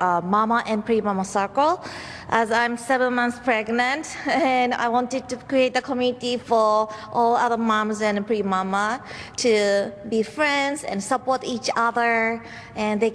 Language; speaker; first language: English; non-native, fluent; Japanese